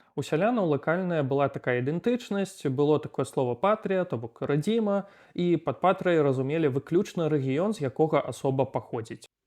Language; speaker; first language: Belarusian; native; Belarusian